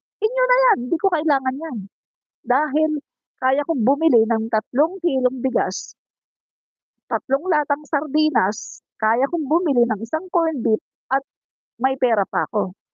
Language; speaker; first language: Filipino; non-native, local second language; Cebuano